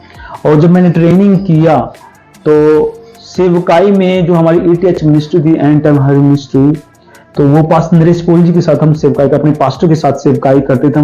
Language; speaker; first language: Hindi; native; Hindi